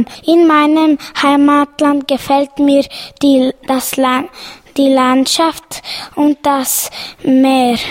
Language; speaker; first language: German; early bilingual, other home language; Bosnian